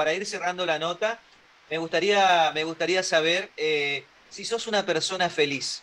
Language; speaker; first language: Spanish; native; Spanish